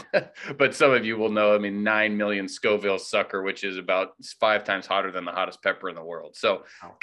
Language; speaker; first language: English; native; English